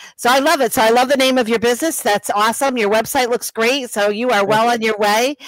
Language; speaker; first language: English; native; English